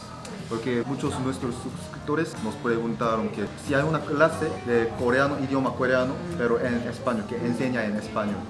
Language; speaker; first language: Spanish; non-native, fluent; Korean